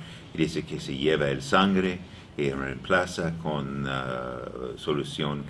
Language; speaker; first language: Spanish; non-native, learner; English